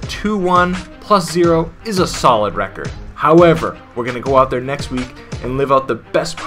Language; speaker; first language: English; native; English